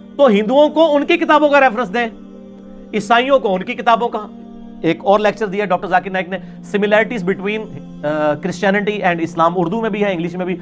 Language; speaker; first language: Urdu; non-native, local second language; Punjabi